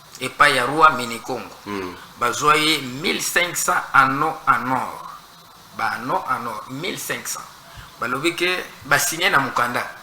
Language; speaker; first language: Lingala; non-native, local second language; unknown